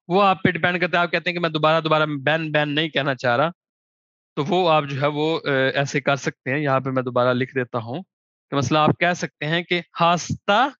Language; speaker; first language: Urdu; non-native, local second language; Punjabi